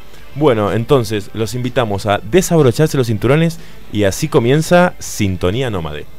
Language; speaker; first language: Spanish; native; Spanish